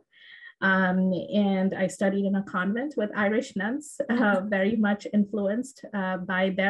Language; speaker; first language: English; non-native, local second language; Bangla